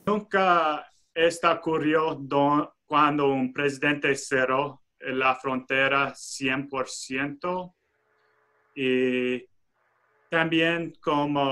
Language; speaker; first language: Spanish; non-native, fluent; English